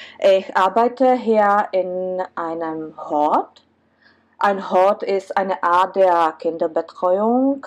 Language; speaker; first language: German; non-native, fluent; Czech